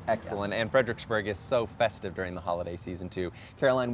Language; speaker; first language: English; native; English